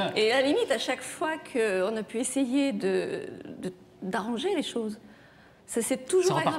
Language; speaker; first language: French; native; French